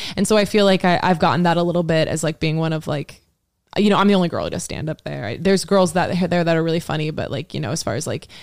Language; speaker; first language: English; native; English